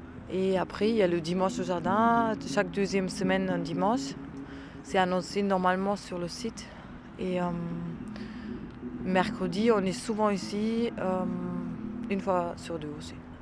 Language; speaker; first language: French; non-native, fluent; German